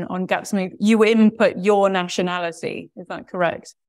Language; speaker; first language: English; native; English